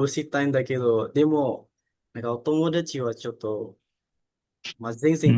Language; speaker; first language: Japanese; non-native, learner; Indonesian